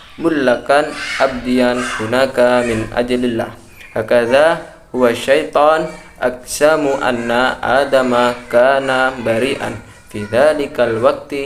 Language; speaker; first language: Arabic; non-native, learner; Indonesian